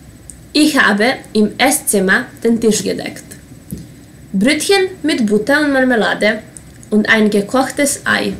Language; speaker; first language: German; non-native, fluent; Serbian